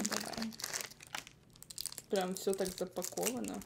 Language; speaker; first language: Russian; early bilingual, heritage; Russian